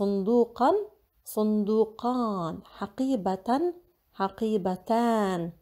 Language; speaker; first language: Arabic; non-native, fluent; English